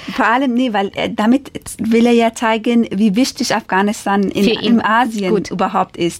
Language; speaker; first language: German; non-native, fluent; Persian